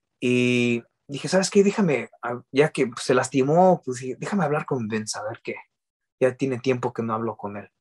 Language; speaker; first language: Spanish; early bilingual, heritage; Spanish